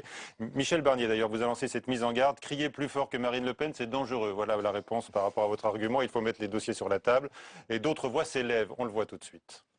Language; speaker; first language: French; native; French